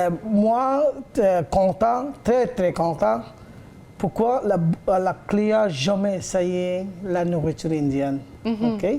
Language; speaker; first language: French; non-native, learner; Bangla